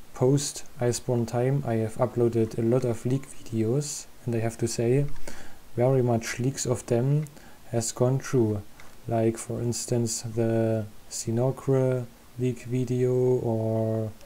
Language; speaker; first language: English; non-native, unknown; German